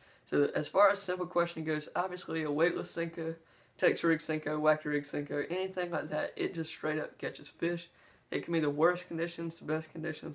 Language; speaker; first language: English; native; English